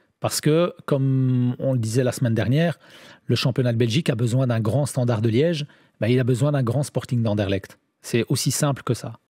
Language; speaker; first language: French; native; French